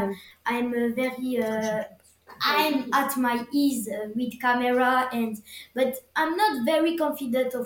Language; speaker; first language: English; non-native, learner; French